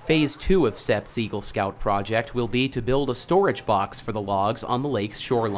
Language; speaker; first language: English; native; English